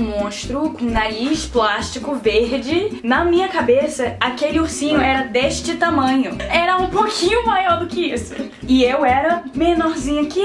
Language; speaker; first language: Portuguese; early bilingual, heritage; Portuguese